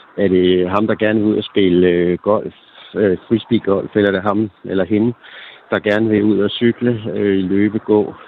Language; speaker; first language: Danish; native; Danish